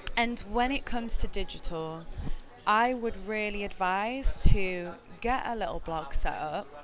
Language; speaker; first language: English; native; English